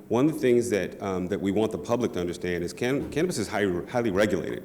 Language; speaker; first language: English; native; English